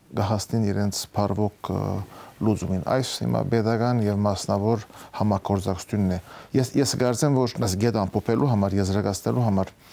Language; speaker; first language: Armenian; early bilingual, heritage; Armenian